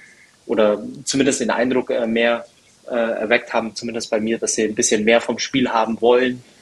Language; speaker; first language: German; native; German